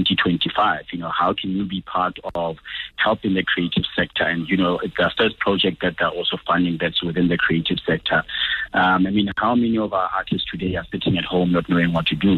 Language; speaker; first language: English; non-native, local second language; Tswana